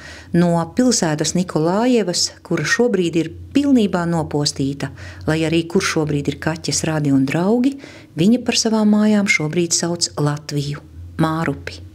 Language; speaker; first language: Latvian; native; Latvian